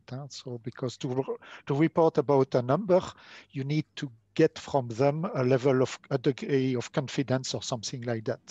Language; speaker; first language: English; non-native, fluent; French